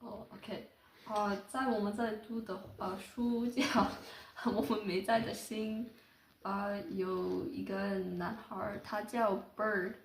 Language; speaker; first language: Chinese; non-native, learner; English